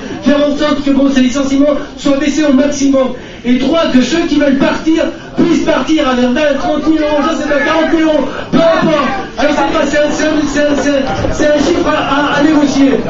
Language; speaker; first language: French; native; French